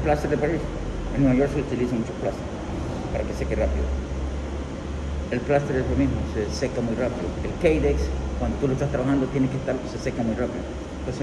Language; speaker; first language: Spanish; native; Spanish